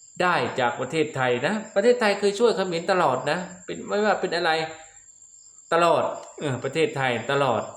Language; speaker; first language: Thai; non-native, local second language; Lao